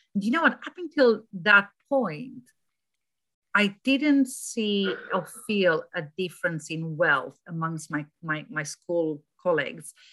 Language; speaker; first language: English; non-native, fluent; Romanian